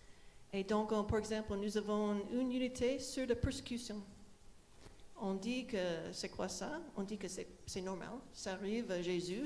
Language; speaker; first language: French; non-native, fluent; English